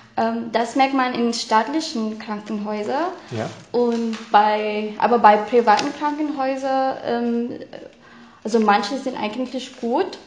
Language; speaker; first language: German; non-native, fluent; Filipino